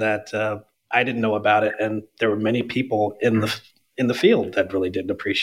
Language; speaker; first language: English; native; English